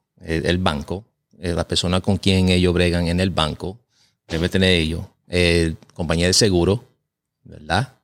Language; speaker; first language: Spanish; early bilingual, heritage; Spanish